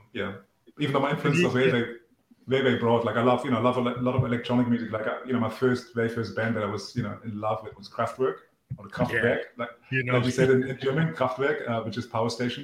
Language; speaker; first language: English; non-native, fluent; German